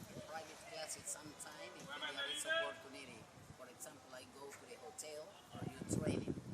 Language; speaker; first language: English; non-native, learner; Spanish